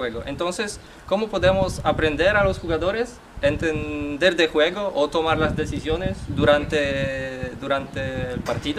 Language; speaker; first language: Spanish; non-native, learner; Polish